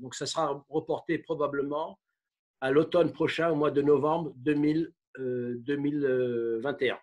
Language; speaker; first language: French; native; French